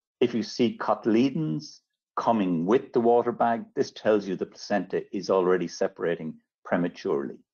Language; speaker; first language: English; native; English